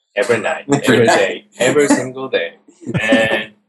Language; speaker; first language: English; non-native, learner; Japanese